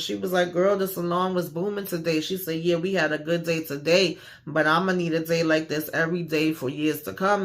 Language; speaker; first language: English; native; English